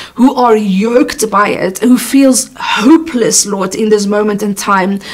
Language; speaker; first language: English; non-native, local second language; Afrikaans